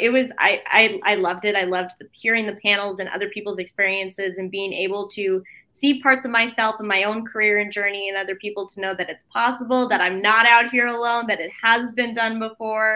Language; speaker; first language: English; native; English